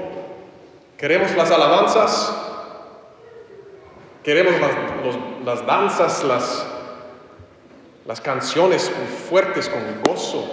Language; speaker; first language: Spanish; non-native, fluent; English